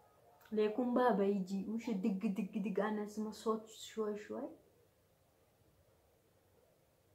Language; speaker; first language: Arabic; non-native, learner; Oromo